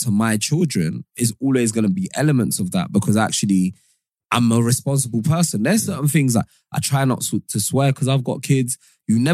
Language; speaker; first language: English; non-native, local second language; Yoruba